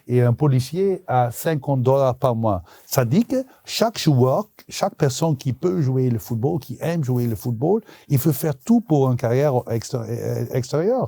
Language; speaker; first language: French; non-native, local second language; Dutch